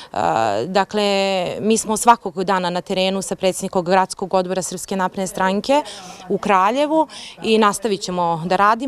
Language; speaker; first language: Serbian; native; Serbian